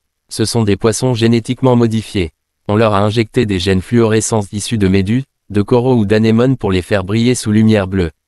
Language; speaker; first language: French; native; French